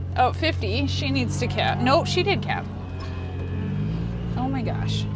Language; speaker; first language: English; native; English